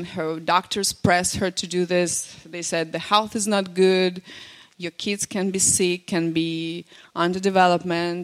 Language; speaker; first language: English; non-native, fluent; Russian